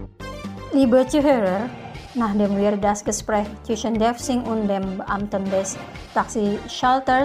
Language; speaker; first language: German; non-native, fluent; Indonesian